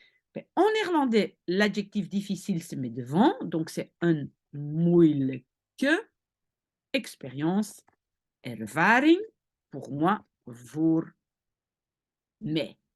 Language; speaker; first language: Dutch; non-native, fluent; French